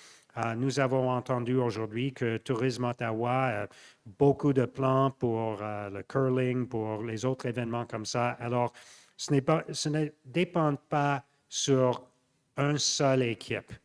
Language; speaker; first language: French; non-native, local second language; English